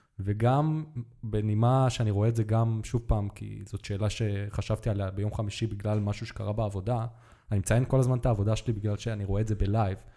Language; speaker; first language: Hebrew; native; Hebrew